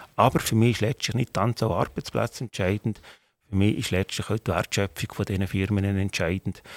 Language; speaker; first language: German; native; German